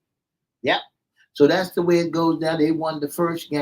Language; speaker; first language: English; native; English